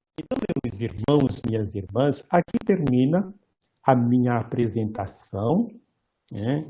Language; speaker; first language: Portuguese; non-native, fluent; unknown